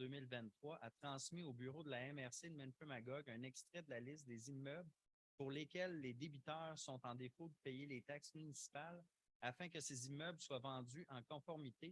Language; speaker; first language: French; native; French